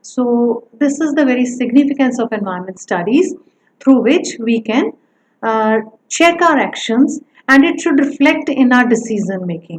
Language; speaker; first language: English; non-native, local second language; Punjabi